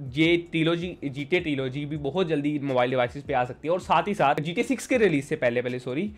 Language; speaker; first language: Hindi; native; Hindi